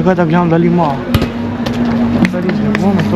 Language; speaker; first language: Macedonian; non-native, local second language; Romany